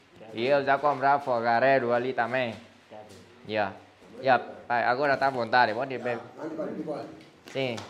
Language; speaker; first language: Portuguese; non-native, learner; Vietnamese